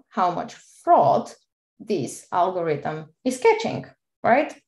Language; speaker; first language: English; non-native, fluent; Bulgarian